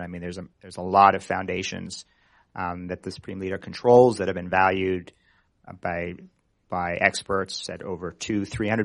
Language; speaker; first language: English; native; English